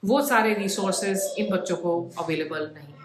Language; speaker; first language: Hindi; native; Hindi